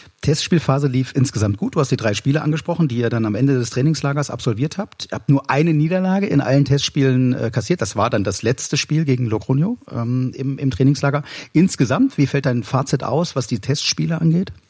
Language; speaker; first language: German; native; German